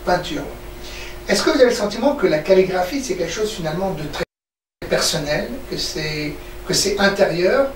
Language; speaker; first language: French; native; French